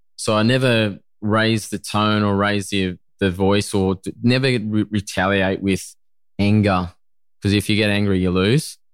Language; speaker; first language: English; native; English